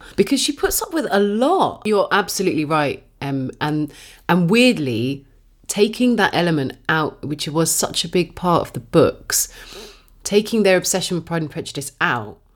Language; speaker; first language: English; native; English